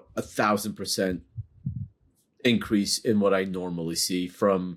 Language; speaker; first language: English; native; English